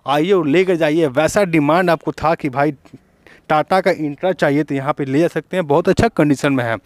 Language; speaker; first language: Hindi; native; Hindi